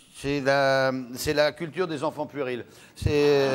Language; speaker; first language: French; native; French